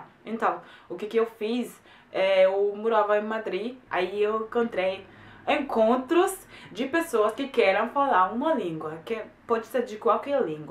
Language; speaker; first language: Portuguese; non-native, fluent; German